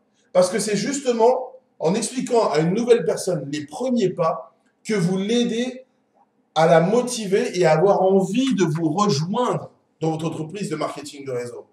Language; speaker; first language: French; native; French